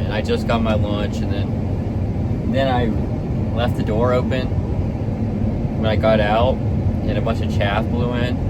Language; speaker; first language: English; native; English